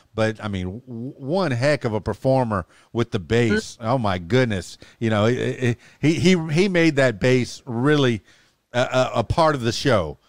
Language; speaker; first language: English; native; English